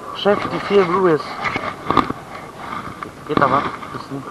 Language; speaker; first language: German; native; German